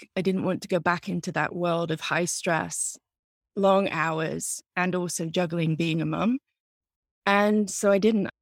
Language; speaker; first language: English; native; English